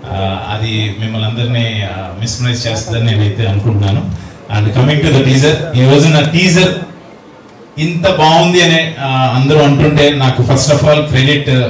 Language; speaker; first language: Telugu; native; Telugu